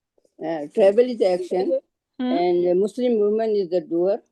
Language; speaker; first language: English; non-native, local second language; Urdu